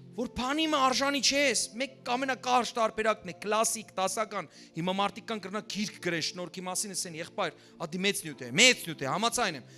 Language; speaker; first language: Armenian; early bilingual, heritage; Armenian